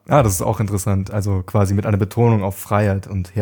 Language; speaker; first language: German; native; German